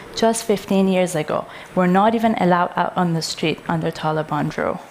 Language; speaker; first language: English; non-native, fluent; Persian